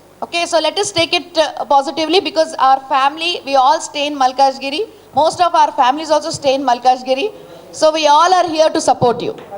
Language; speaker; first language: English; non-native, local second language; Telugu